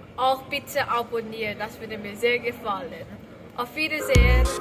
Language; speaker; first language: German; non-native, learner; English